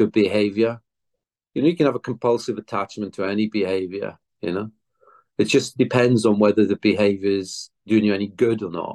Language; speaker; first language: English; native; English